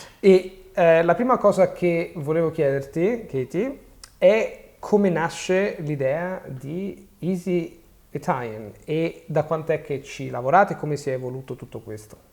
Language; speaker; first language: Italian; native; Italian